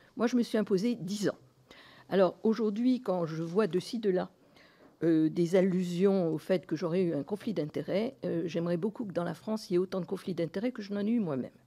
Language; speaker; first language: French; native; French